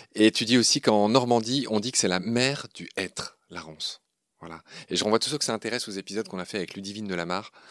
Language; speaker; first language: French; native; French